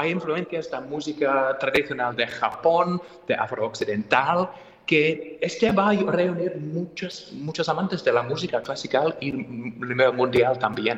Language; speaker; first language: Spanish; non-native, fluent; English